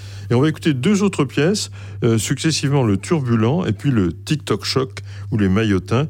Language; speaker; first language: French; native; French